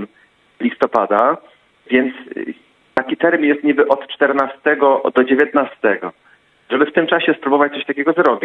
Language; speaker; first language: Polish; native; Polish